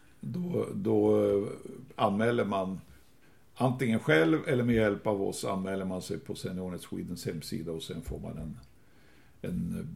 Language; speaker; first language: Swedish; native; Swedish